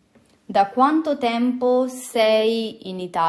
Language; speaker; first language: Italian; non-native, fluent; Urdu